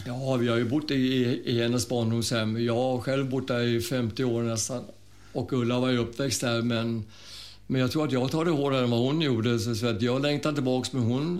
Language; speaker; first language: Swedish; early bilingual, other home language; German